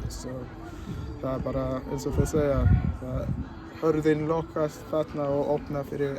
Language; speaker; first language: Icelandic; non-native, learner; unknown